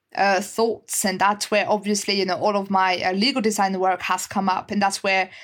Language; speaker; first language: English; non-native, fluent; French